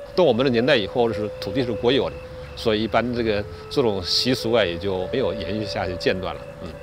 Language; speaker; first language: Chinese; native; Chinese